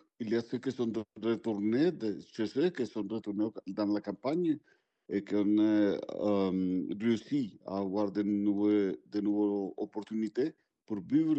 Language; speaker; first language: French; non-native, fluent; Spanish